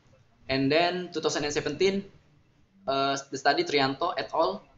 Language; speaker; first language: English; non-native, learner; Indonesian